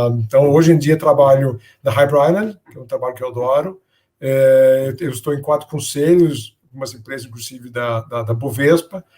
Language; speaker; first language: Portuguese; non-native, fluent; Danish